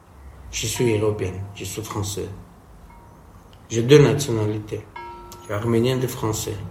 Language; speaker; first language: French; non-native, learner; Armenian